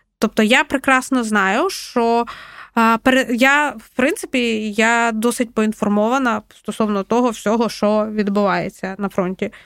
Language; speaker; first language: Ukrainian; non-native, local second language; Russian